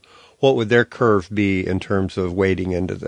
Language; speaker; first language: English; native; English